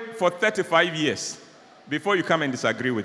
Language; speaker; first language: English; non-native, local second language; Akan